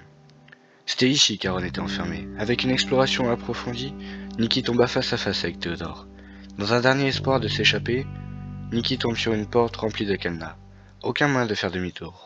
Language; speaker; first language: French; native; French